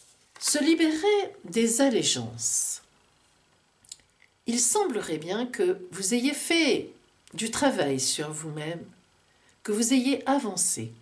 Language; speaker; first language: French; native; French